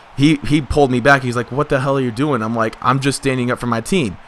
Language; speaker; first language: English; native; English